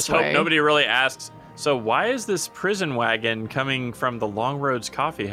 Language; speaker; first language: English; native; English